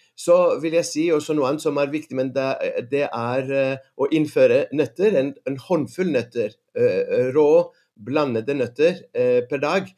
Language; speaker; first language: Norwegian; non-native, fluent; Greek